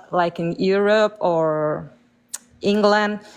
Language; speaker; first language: English; non-native, fluent; Spanish